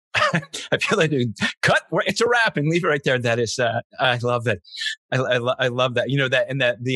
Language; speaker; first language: English; native; English